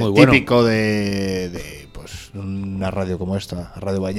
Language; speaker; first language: Spanish; native; Spanish